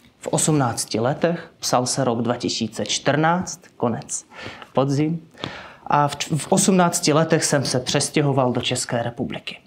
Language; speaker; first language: Czech; non-native, fluent; Russian